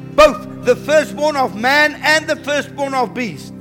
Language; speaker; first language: English; non-native, local second language; Afrikaans